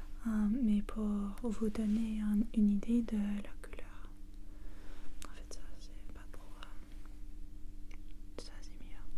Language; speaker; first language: French; non-native, learner; English